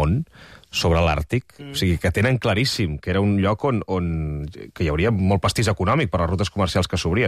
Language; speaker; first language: Catalan; native; Catalan